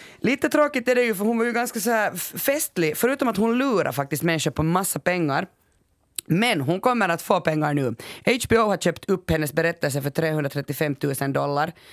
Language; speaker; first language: Swedish; native; Swedish